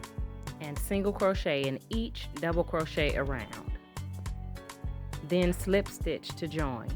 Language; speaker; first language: English; native; English